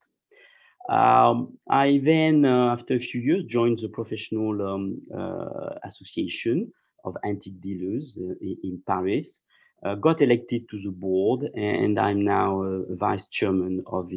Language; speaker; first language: English; non-native, fluent; French